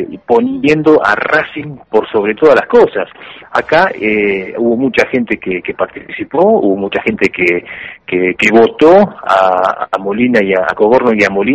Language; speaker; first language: Spanish; native; Spanish